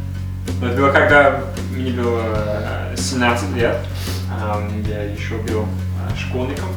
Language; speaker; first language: Russian; non-native, learner; English